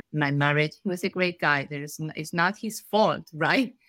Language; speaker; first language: English; non-native, fluent; Spanish